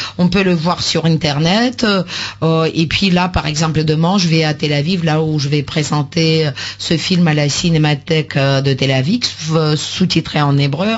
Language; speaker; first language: French; non-native, fluent; Russian